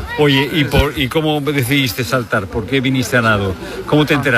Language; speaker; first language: Spanish; native; Spanish